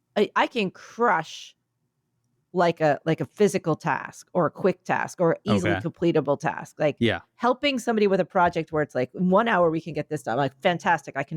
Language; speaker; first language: English; native; English